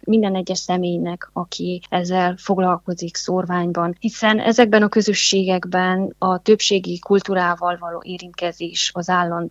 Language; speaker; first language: Hungarian; native; Hungarian